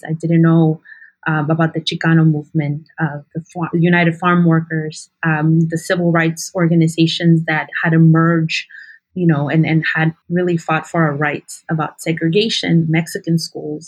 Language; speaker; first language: English; early bilingual, other home language; Spanish